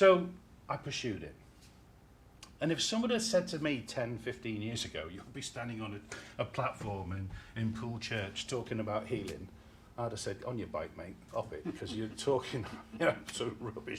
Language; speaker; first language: English; native; English